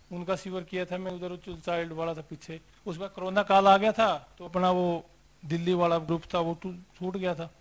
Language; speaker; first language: Hindi; native; Hindi